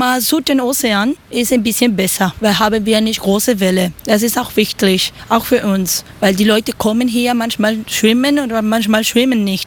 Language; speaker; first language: German; non-native, learner; Spanish